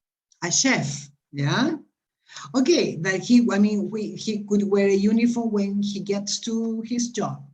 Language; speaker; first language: English; non-native, fluent; Spanish